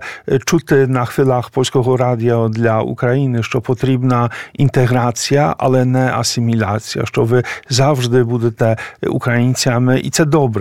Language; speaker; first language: Ukrainian; non-native, fluent; Polish